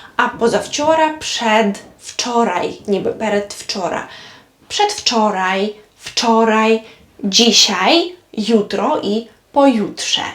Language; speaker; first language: Polish; non-native, fluent; Ukrainian